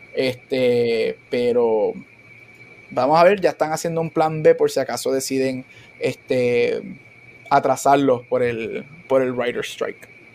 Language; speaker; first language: Spanish; native; Spanish